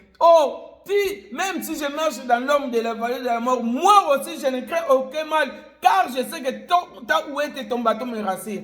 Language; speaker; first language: French; non-native, local second language; Lingala